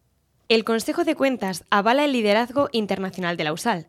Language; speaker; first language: Spanish; native; Spanish